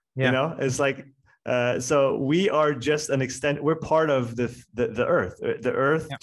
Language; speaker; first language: English; non-native, fluent; French